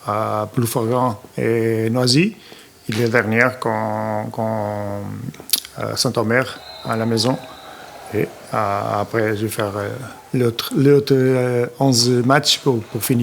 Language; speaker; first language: French; non-native, learner; Portuguese